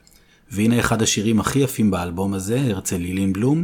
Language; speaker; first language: Hebrew; native; Hebrew